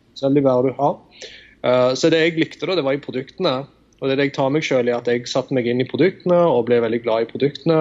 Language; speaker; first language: Norwegian; early bilingual, other home language; Tamil